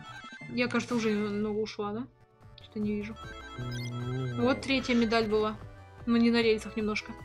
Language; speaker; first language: Russian; native; Russian